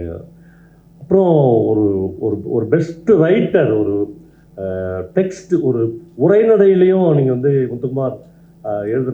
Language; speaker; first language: Tamil; native; Tamil